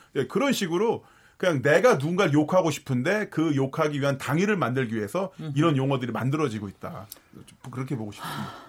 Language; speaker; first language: Korean; native; Korean